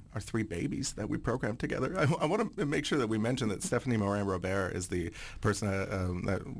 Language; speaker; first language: English; non-native, fluent; French